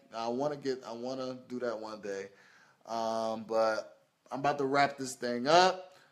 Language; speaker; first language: English; native; English